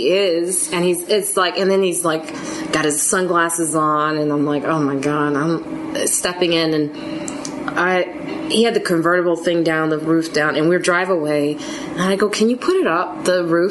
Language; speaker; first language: English; native; English